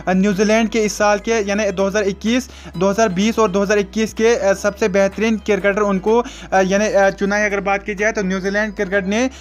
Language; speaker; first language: Hindi; native; Hindi